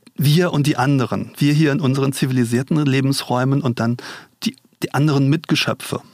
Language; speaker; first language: German; native; German